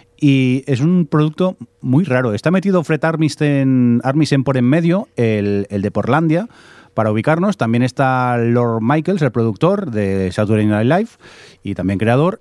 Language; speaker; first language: Spanish; native; Spanish